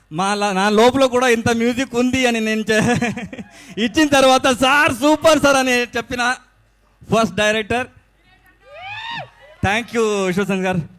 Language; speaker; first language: Telugu; non-native, learner; Kannada